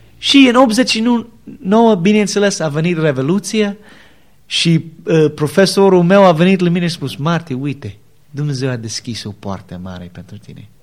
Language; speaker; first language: Romanian; non-native, learner; English